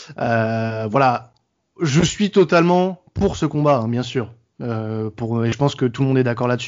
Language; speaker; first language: French; native; French